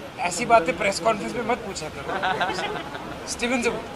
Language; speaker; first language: Hindi; native; Hindi